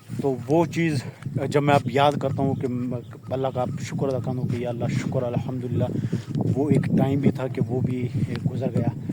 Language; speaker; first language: Urdu; non-native, local second language; Pashto